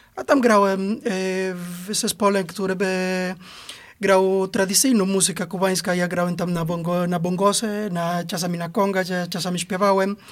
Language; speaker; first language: Polish; non-native, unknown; Spanish